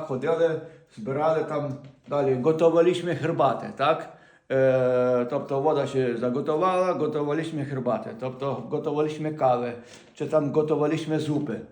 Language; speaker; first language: Polish; non-native, fluent; Ukrainian